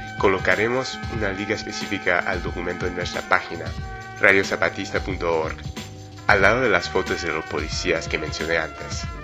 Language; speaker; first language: Spanish; native; Spanish